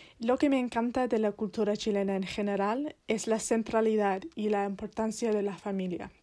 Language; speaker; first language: Spanish; non-native, fluent; English